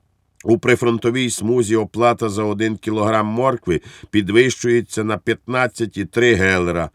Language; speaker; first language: Ukrainian; native; Ukrainian